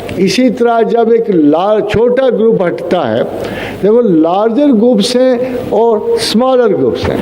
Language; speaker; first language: Urdu; non-native, local second language; Punjabi